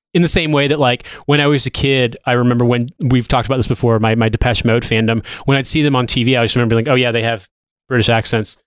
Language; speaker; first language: English; native; English